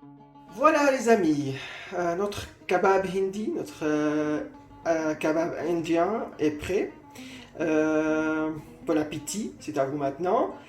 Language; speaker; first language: French; non-native, fluent; Arabic